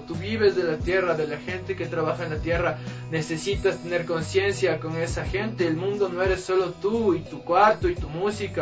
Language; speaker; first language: Spanish; native; Spanish